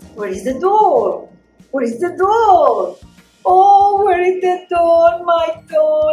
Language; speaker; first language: English; non-native, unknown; Spanish